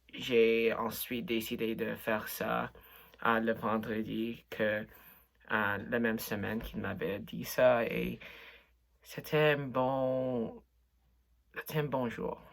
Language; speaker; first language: French; non-native, local second language; English